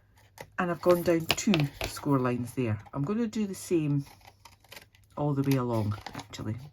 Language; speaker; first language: English; native; English